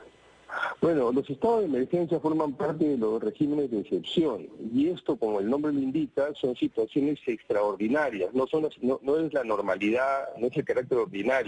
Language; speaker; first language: Spanish; native; Spanish